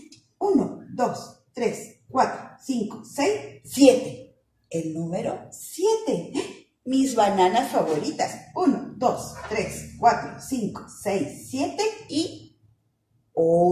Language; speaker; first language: Spanish; native; Spanish